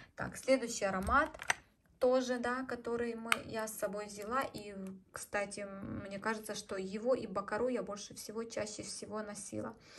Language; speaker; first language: Russian; native; Russian